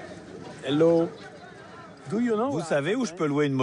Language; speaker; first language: French; native; French